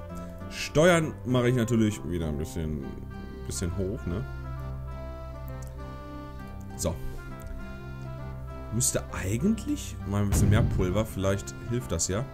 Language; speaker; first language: German; native; German